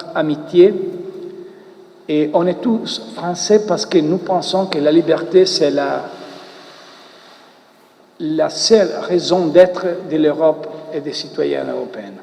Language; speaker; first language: French; non-native, fluent; Italian